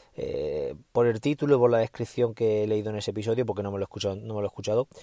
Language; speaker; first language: Spanish; native; Spanish